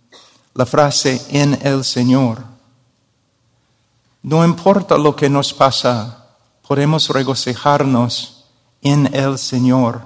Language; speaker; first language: Spanish; non-native, fluent; English